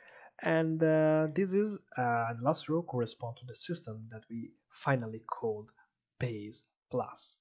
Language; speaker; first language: English; non-native, fluent; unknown